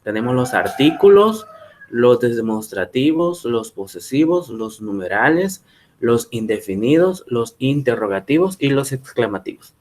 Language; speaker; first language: Spanish; native; Spanish